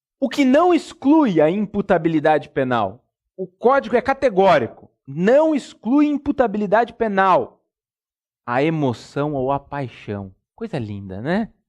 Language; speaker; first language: Portuguese; native; Portuguese